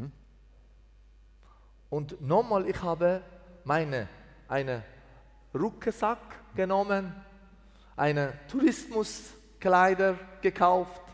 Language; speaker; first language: German; non-native, learner; Persian